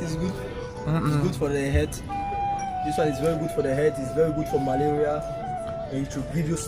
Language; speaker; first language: English; non-native, fluent; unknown